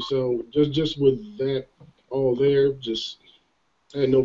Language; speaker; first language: English; native; English